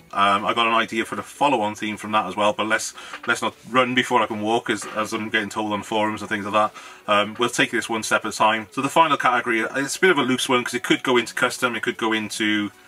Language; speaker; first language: English; native; English